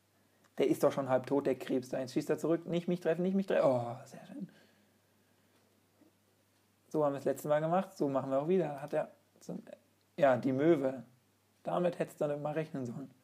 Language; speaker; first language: German; native; German